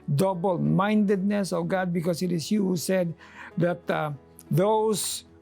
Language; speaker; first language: English; non-native, local second language; Filipino